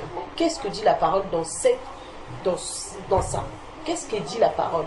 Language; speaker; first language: French; native; French